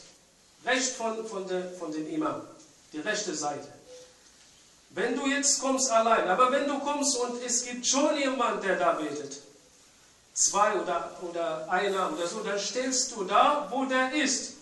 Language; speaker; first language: German; non-native, fluent; Arabic